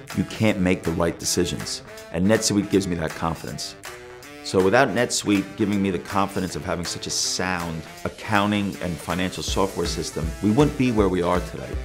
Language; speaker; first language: English; native; English